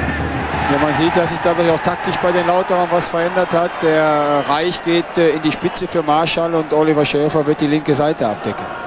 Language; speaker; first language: German; native; German